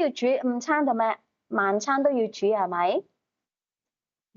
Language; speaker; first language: Cantonese; native; Cantonese